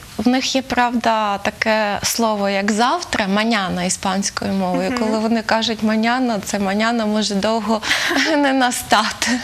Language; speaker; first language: Ukrainian; native; Ukrainian